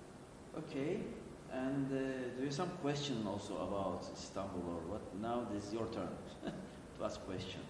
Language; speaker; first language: English; non-native, learner; Turkish